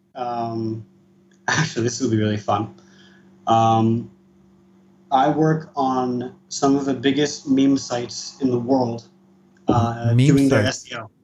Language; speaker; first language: English; native; English